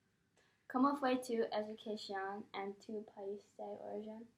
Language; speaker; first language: Spanish; non-native, learner; English